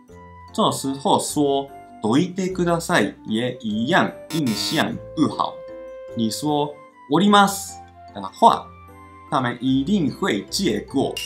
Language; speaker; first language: Chinese; non-native, fluent; Japanese